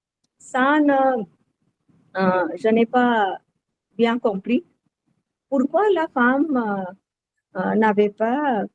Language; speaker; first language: French; non-native, learner; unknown